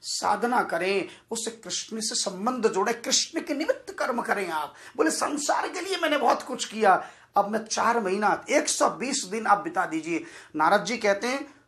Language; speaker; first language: Hindi; native; Hindi